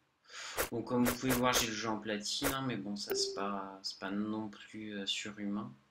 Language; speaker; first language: French; native; French